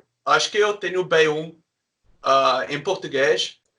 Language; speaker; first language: Portuguese; non-native, learner; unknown